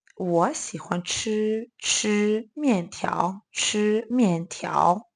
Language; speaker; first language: Chinese; non-native, learner; Azerbaijani